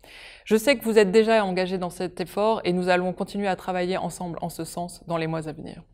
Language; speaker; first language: French; native; French